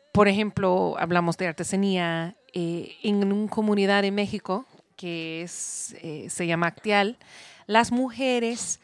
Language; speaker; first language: Spanish; non-native, learner; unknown